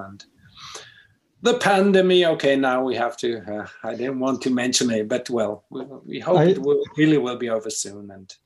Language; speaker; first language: English; non-native, fluent; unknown